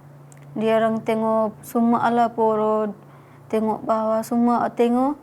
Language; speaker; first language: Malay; non-native, learner; Bangla